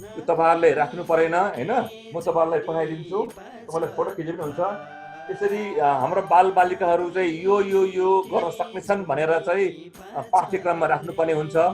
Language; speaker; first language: Nepali; non-native, local second language; Eastern Tamang